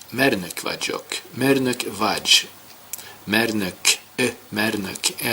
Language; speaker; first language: Hungarian; non-native, learner; Swedish